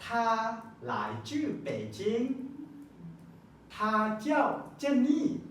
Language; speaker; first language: Chinese; non-native, learner; Lao